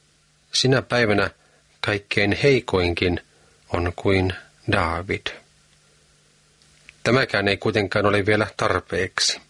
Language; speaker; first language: Finnish; native; Finnish